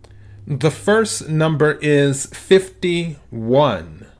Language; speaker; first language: English; native; English